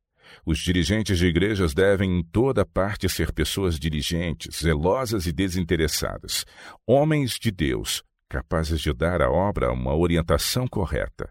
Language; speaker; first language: Portuguese; native; Portuguese